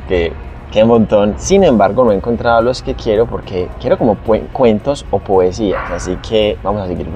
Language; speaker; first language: Spanish; native; Spanish